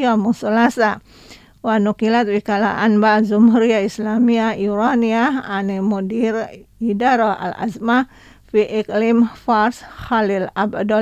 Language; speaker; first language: Arabic; non-native, fluent; Indonesian